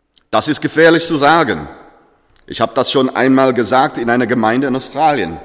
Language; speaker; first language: German; non-native, fluent; English